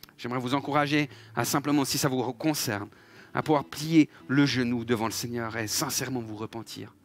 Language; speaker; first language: French; native; French